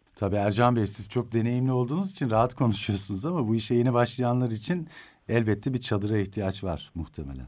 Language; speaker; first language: Turkish; native; Turkish